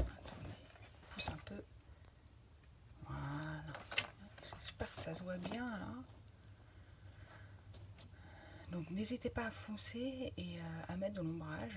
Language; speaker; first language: French; native; French